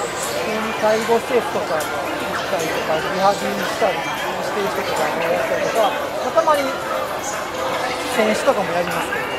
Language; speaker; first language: Japanese; native; Japanese